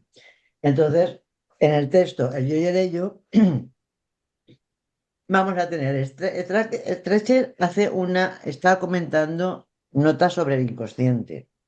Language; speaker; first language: Spanish; native; Spanish